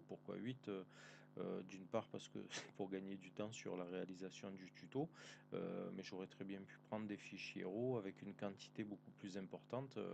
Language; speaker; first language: French; native; French